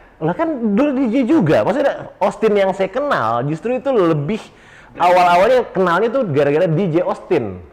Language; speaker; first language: Indonesian; native; Indonesian